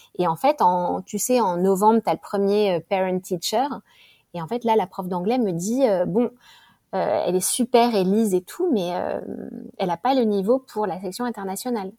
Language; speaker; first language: French; native; French